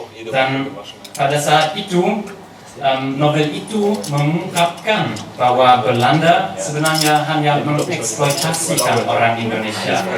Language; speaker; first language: Indonesian; non-native, learner; German